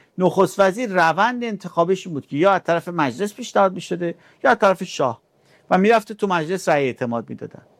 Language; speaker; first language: Persian; native; Persian